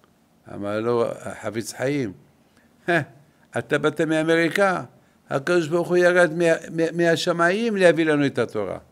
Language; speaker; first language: Hebrew; non-native, fluent; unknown